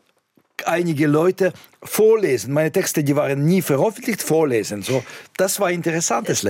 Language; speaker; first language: German; non-native, fluent; Russian